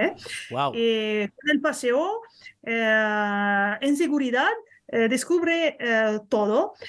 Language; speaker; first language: Spanish; non-native, learner; French